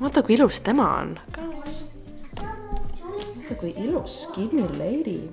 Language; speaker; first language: Estonian; native; Estonian